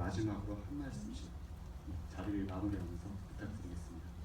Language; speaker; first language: Korean; native; Korean